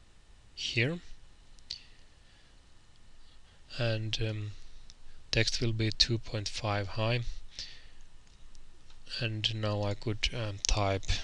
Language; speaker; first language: English; non-native, fluent; Finnish